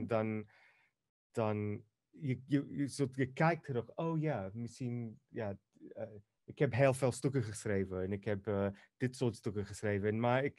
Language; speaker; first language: Dutch; non-native, fluent; Greek